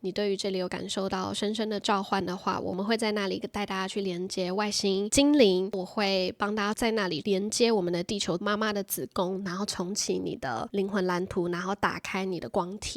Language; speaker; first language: Chinese; native; Chinese